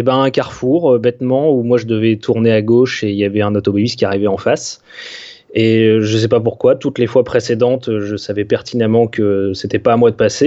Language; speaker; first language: French; native; French